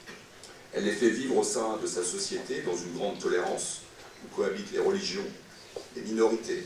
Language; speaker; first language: French; native; French